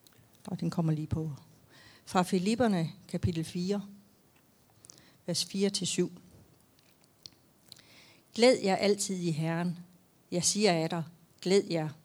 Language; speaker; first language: Danish; native; Danish